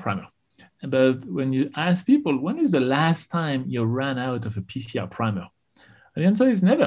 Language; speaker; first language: English; non-native, fluent; French